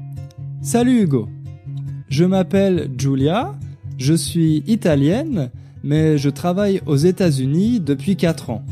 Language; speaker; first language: French; native; French